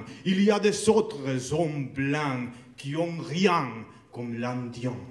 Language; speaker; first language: French; non-native, learner; Spanish